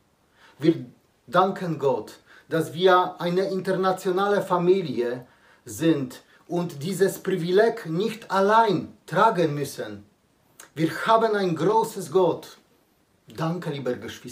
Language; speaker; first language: German; non-native, learner; Polish